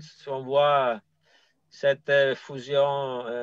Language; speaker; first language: French; non-native, fluent; Italian